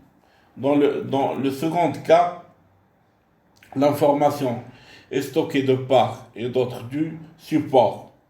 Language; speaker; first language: French; non-native, local second language; Arabic